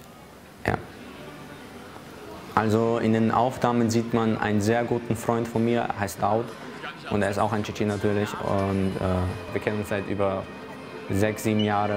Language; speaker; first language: German; early bilingual, other home language; Chechen